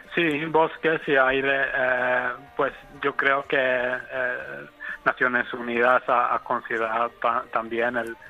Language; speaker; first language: Spanish; non-native, fluent; Finnish